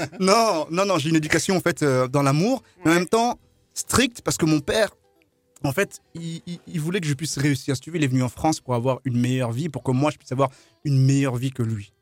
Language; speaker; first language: French; early bilingual, other home language; Lingala